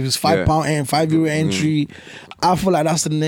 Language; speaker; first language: English; native; English